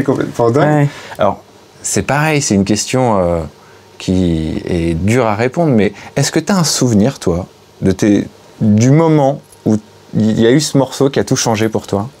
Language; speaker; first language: French; native; French